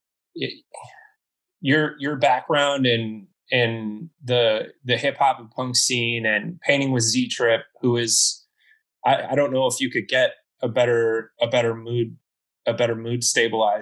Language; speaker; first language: English; native; English